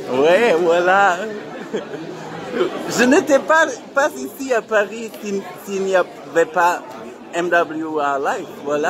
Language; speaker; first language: French; non-native, learner; German